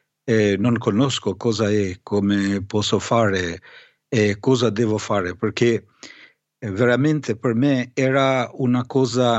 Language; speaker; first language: Italian; non-native, fluent; Albanian